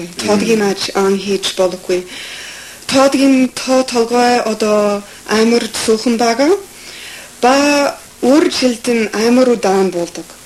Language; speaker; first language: Mongolian; non-native, fluent; English